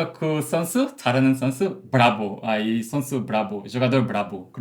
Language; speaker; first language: Korean; non-native, learner; Portuguese